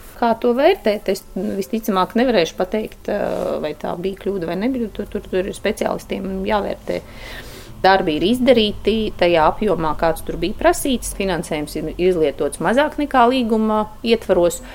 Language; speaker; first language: Latvian; native; Latvian